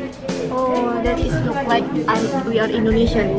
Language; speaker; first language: English; non-native, learner; Indonesian